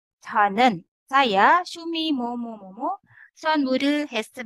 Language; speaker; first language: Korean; non-native, fluent; Indonesian